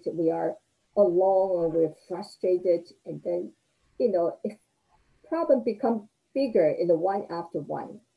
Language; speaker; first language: English; non-native, fluent; Chinese